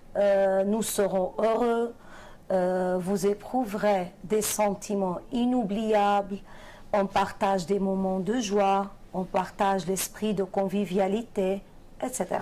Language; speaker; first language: French; non-native, fluent; Arabic